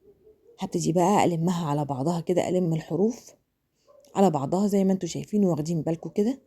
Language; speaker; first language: Arabic; native; Arabic